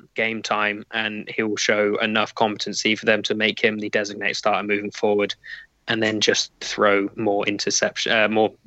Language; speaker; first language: English; native; English